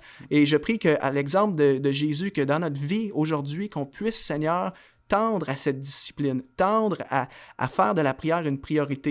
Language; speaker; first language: French; native; French